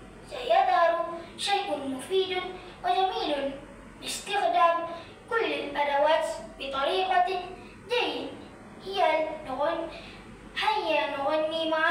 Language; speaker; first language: Arabic; non-native, learner; Malay